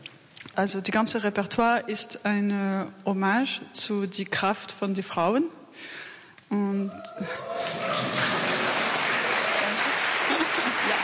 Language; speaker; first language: German; non-native, fluent; French